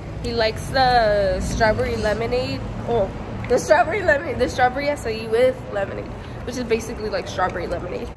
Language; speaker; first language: English; early bilingual, other home language; Spanish